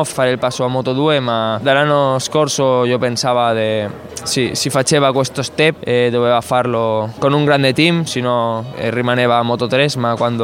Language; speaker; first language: Italian; non-native, fluent; Spanish